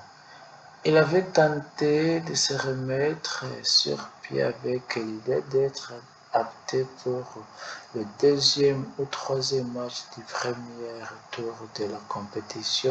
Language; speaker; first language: French; non-native, learner; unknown